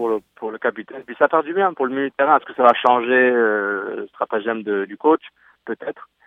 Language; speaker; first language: French; native; French